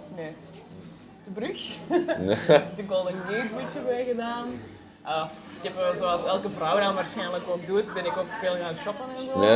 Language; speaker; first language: Dutch; native; Dutch